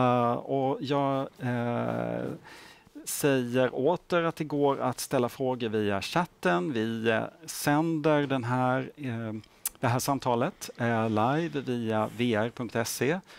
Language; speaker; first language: Swedish; native; Swedish